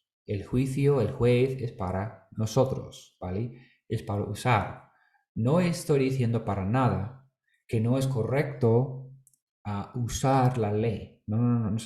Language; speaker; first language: Spanish; non-native, fluent; English